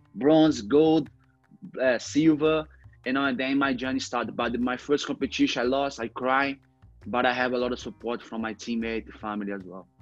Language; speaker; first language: English; non-native, learner; Portuguese